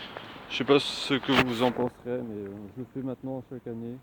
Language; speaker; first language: French; native; French